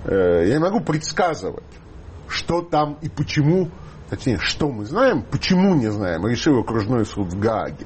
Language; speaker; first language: Russian; native; Russian